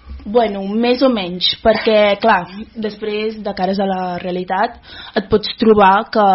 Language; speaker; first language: Catalan; early bilingual, other home language; Wolof